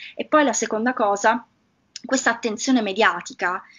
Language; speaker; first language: Italian; native; Italian